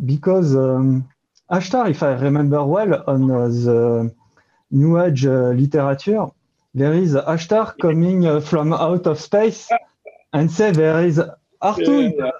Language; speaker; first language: English; non-native, learner; French